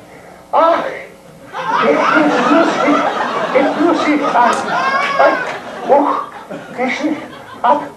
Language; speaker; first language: German; non-native, learner; English